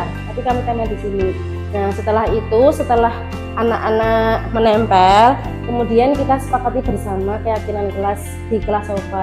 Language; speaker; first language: Indonesian; native; Indonesian